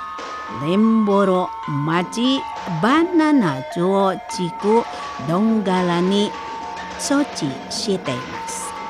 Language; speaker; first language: Japanese; non-native, learner; Indonesian